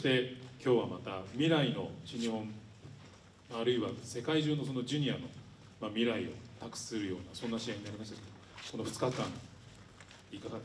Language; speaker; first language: Japanese; native; Japanese